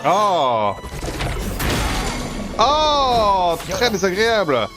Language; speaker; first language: French; native; French